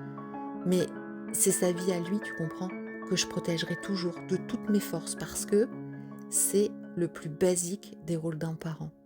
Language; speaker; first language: French; native; French